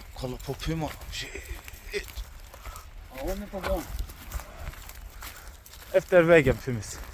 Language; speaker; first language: Swedish; non-native, fluent; Turkish